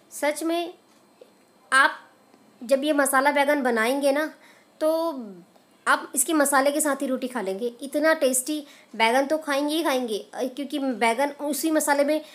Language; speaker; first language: Hindi; native; Hindi